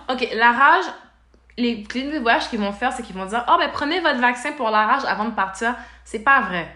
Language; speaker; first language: French; native; French